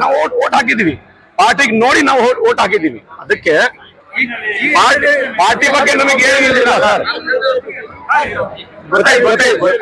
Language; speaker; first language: Kannada; non-native, local second language; Urdu